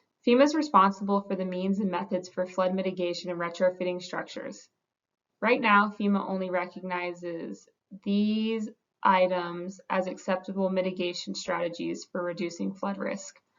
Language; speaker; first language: English; native; English